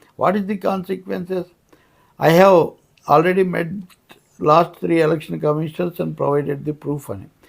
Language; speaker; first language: English; non-native, local second language; Telugu